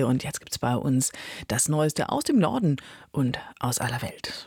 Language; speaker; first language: German; native; German